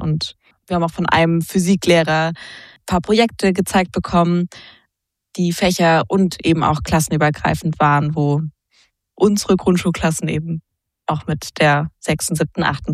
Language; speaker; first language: German; native; German